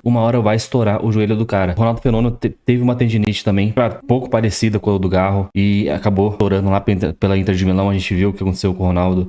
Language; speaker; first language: Portuguese; native; Portuguese